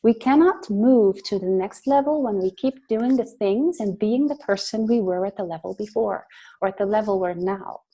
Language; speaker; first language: English; non-native, fluent; Dutch